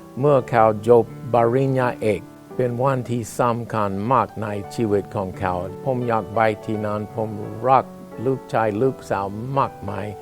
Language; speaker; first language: Thai; non-native, fluent; English